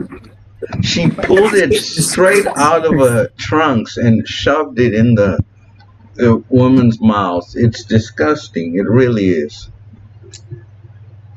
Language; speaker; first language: English; native; English